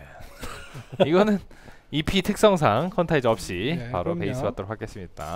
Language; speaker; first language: Korean; native; Korean